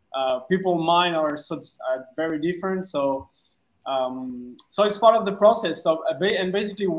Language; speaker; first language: English; non-native, fluent; French